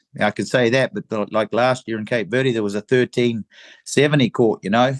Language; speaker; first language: English; native; English